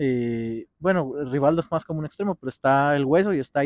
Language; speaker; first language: Spanish; native; Spanish